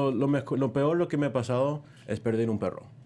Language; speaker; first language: Spanish; early bilingual, heritage; Spanish